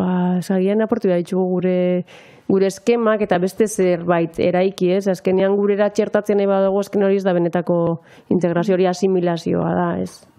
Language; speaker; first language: Basque; native; Basque